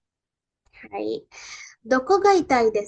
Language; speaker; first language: Japanese; non-native, fluent; Sinhala